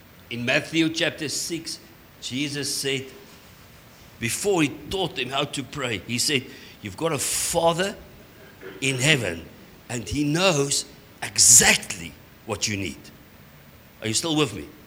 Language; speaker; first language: English; non-native, local second language; Afrikaans